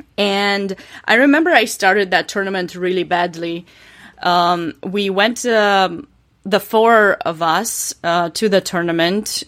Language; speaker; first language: English; non-native, fluent; Romanian